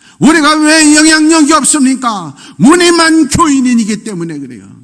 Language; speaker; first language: Korean; native; Korean